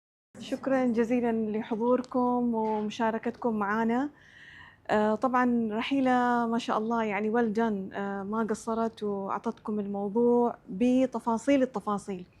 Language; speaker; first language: Arabic; native; Arabic